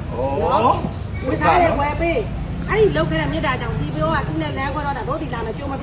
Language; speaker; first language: Burmese; native; Burmese